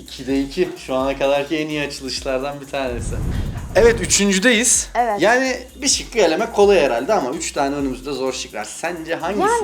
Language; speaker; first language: Turkish; native; Turkish